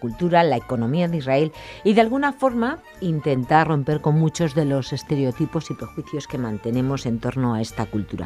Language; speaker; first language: Spanish; native; Spanish